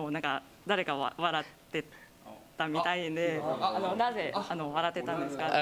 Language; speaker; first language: Japanese; non-native, learner; Thai